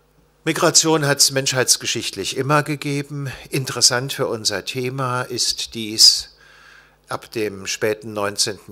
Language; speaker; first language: German; native; German